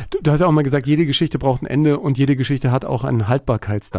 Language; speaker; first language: German; native; German